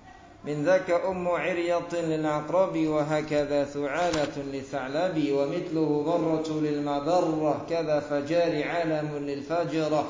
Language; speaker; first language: Arabic; non-native, fluent; Indonesian